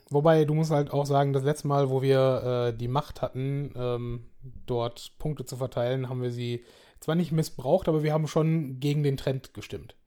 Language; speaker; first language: German; native; German